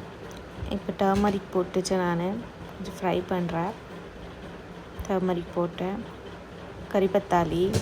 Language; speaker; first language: Tamil; non-native, learner; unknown